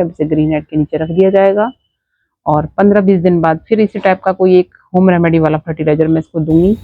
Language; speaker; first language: Hindi; native; Hindi